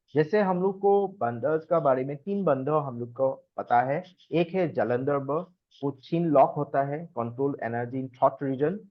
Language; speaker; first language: Hindi; non-native, local second language; Assamese